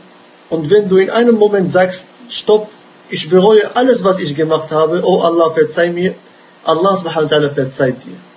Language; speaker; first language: German; non-native, fluent; Arabic